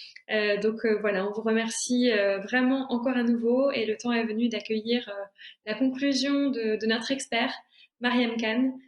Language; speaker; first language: French; native; French